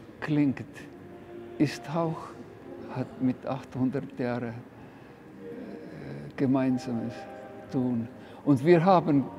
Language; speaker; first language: German; non-native, fluent; Estonian